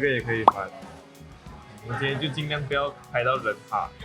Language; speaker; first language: Chinese; native; Chinese